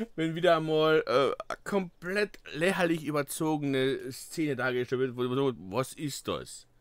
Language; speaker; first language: German; native; German